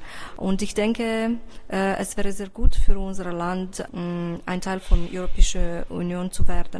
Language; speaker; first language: German; non-native, fluent; Romanian